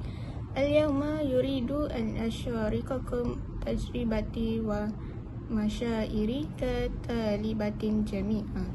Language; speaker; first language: Arabic; non-native, learner; Malay